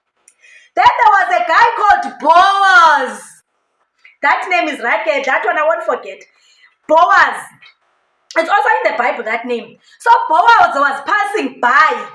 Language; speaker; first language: English; non-native, local second language; Xhosa